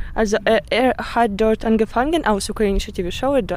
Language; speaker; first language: German; non-native, fluent; Ukrainian